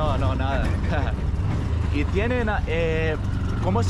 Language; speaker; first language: Spanish; non-native, learner; English